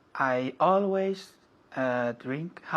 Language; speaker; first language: English; non-native, learner; Spanish